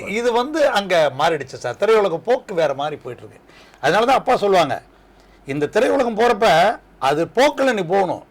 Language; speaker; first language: Tamil; native; Tamil